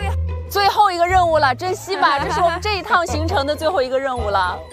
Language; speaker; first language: Chinese; native; Chinese